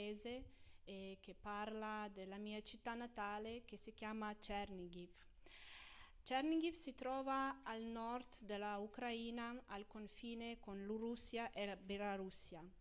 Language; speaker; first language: Italian; non-native, fluent; Ukrainian